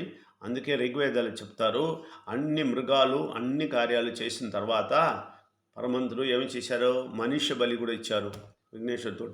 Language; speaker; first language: Telugu; non-native, fluent; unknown